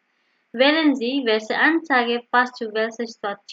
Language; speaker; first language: German; non-native, learner; Indonesian